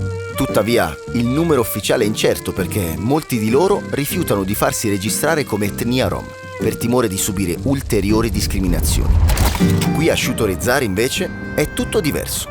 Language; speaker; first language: Italian; native; Italian